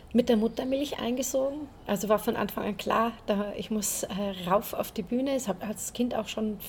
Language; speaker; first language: German; native; German